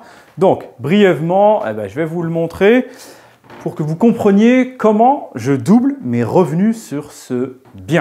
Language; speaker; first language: French; native; French